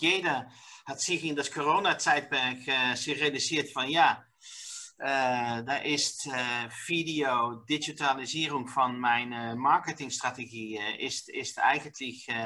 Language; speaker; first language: German; non-native, learner; Dutch